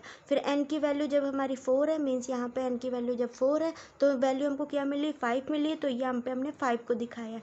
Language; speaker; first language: Hindi; native; Hindi